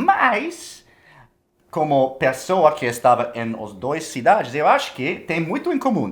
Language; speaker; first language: Portuguese; non-native, fluent; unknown